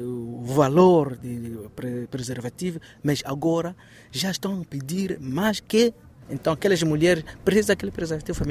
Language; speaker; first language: Portuguese; non-native, learner; Swahili